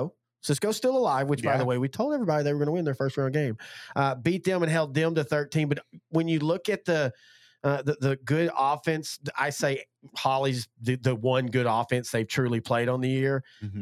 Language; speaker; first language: English; native; English